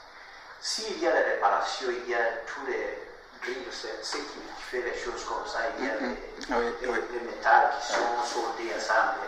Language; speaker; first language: French; non-native, learner; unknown